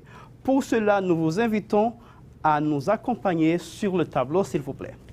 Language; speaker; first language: French; non-native, fluent; Spanish